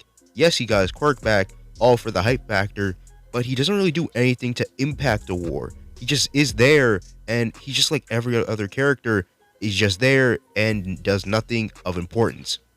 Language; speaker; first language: English; native; English